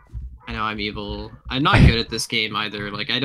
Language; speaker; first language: English; native; English